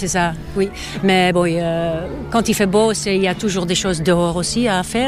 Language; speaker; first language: French; non-native, fluent; Dutch